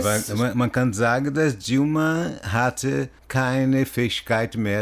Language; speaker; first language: German; non-native, learner; Portuguese